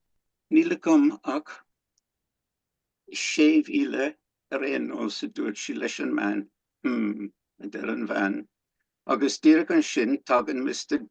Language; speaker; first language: Irish; non-native, learner; English